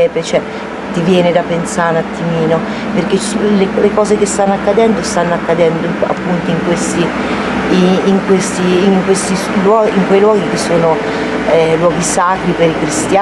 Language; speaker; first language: Italian; native; Italian